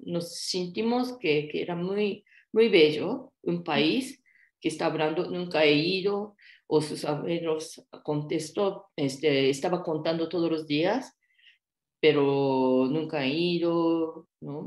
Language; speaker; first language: Spanish; non-native, fluent; Japanese